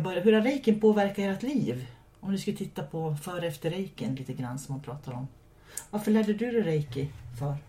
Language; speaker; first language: Swedish; native; Swedish